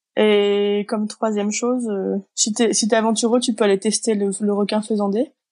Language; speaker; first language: French; native; French